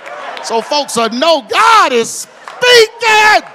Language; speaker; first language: English; native; English